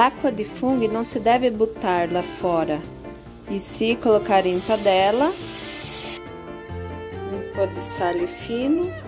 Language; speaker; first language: Italian; non-native, learner; Portuguese